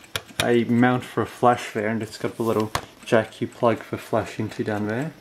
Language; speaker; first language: English; native; English